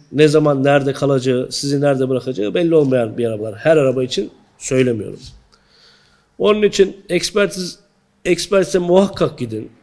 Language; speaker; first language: Turkish; native; Turkish